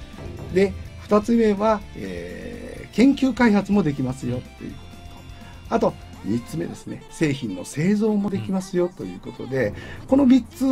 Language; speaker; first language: Japanese; native; Japanese